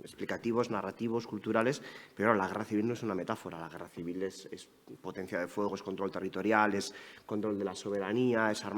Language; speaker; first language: Spanish; native; Spanish